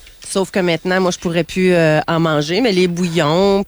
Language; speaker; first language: French; native; French